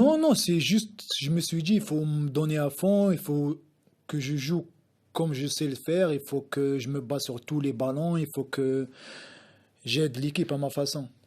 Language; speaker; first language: French; non-native, local second language; Arabic